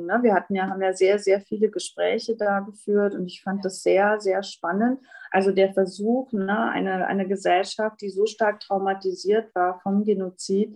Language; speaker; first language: German; native; German